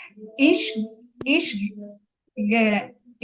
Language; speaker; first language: German; non-native, learner; Filipino